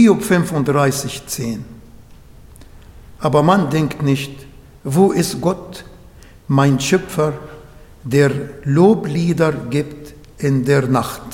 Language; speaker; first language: German; non-native, fluent; Arabic